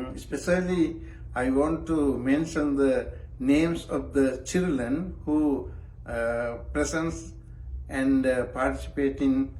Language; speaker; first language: English; non-native, local second language; Sinhala